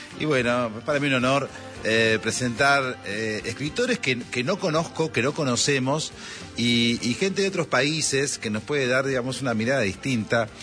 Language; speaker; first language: Spanish; native; Spanish